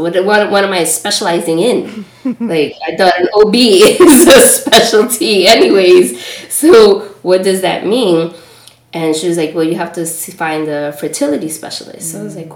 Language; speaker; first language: English; native; English